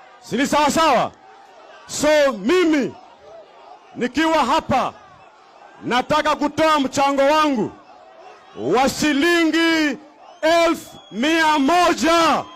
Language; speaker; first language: Swahili; non-native, local second language; Luyia